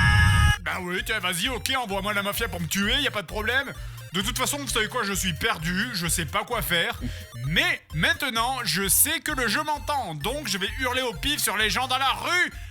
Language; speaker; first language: French; native; French